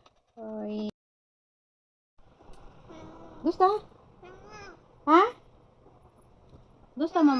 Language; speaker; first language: Japanese; non-native, fluent; Filipino